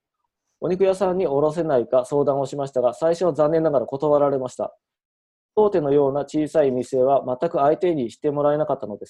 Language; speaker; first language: Japanese; native; Japanese